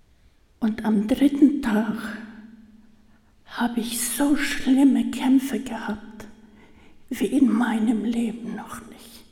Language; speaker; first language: German; early bilingual, heritage; German